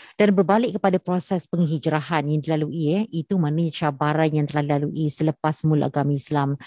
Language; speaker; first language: Malay; native; Malay